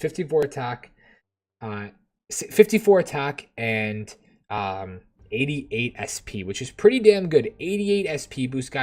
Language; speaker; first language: English; native; English